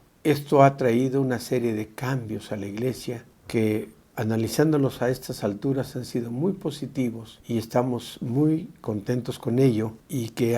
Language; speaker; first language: Spanish; native; Spanish